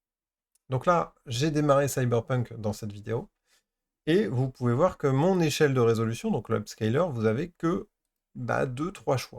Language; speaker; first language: French; native; French